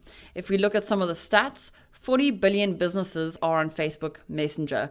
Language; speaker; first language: English; native; English